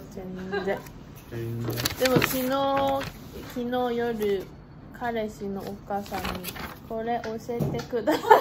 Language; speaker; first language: Japanese; non-native, learner; Korean